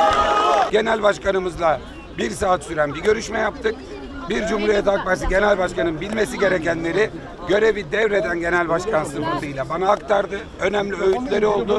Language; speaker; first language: Turkish; native; Turkish